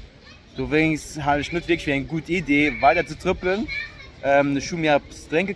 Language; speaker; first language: German; non-native, local second language; Luxembourgish